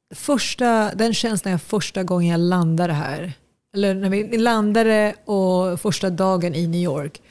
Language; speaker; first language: Swedish; early bilingual, other home language; Tigrinya